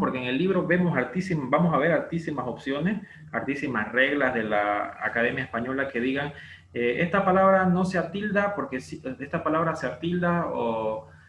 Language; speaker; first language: Spanish; native; Spanish